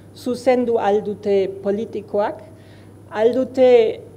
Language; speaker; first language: Basque; non-native, fluent; German